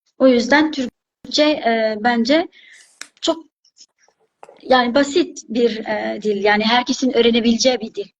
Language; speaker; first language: Turkish; non-native, fluent; Arabic